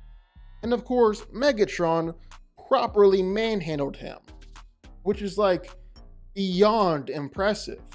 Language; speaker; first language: English; native; English